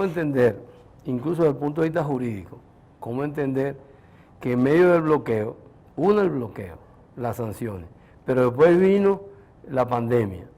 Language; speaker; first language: Spanish; native; Spanish